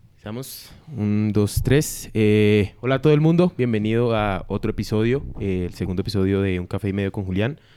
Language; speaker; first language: Spanish; native; Spanish